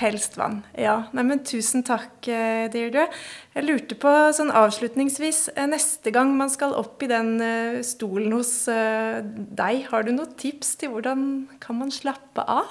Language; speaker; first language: Norwegian; native; Norwegian